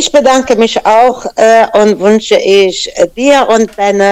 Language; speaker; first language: German; non-native, fluent; Persian